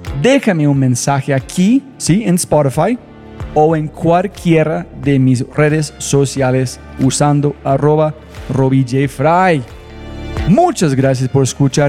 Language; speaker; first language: Spanish; non-native, fluent; English